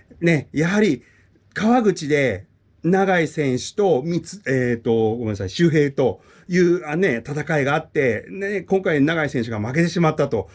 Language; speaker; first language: Japanese; native; Japanese